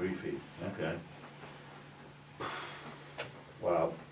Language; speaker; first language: English; native; English